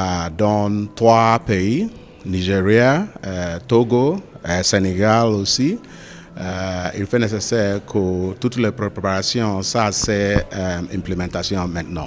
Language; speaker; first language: French; non-native, learner; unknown